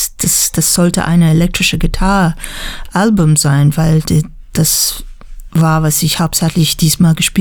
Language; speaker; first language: German; non-native, learner; English